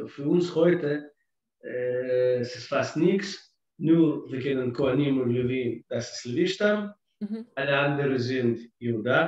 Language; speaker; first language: German; non-native, fluent; Russian